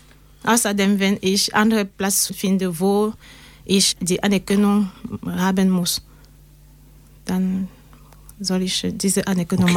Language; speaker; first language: German; non-native, learner; French